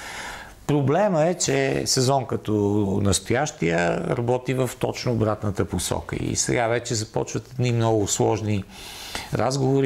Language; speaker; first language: Bulgarian; native; Bulgarian